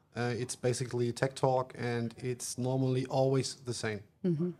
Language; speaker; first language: English; non-native, fluent; German